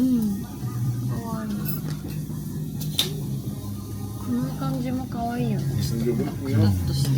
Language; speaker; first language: Japanese; native; Japanese